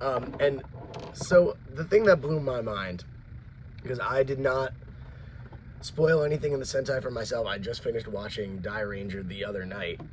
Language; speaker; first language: English; native; English